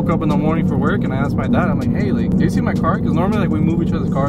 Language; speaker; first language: English; native; English